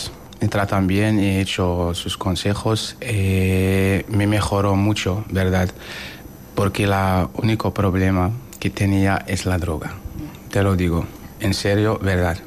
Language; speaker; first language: Spanish; non-native, learner; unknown